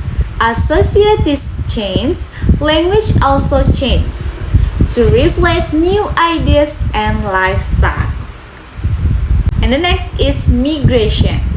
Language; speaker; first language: English; non-native, local second language; Indonesian